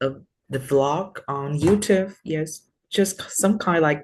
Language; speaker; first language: English; non-native, learner; Vietnamese